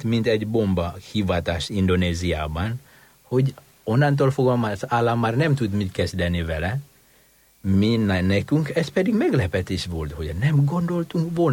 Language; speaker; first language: Hungarian; non-native, fluent; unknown